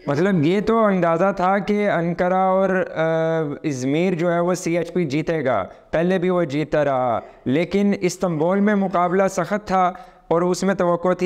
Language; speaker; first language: Urdu; native; Urdu